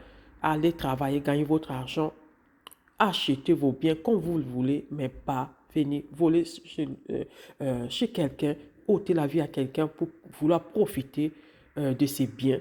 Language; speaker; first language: French; non-native, local second language; Lingala